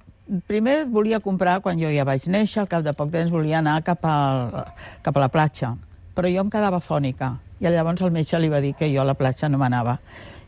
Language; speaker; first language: Catalan; native; Catalan